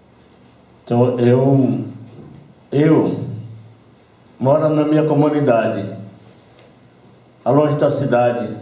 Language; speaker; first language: Portuguese; non-native, local second language; Yanomámi